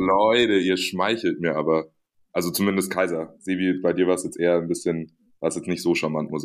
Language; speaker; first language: German; native; German